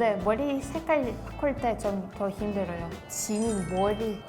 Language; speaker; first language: Korean; non-native, learner; Hebrew